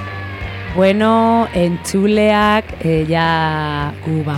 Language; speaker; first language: Basque; non-native, local second language; Spanish